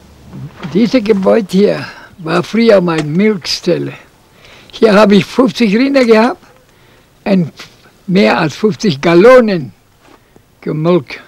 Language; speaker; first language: German; non-native, local second language; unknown